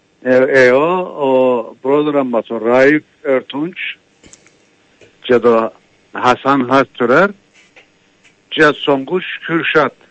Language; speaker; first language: Greek; non-native, local second language; Turkish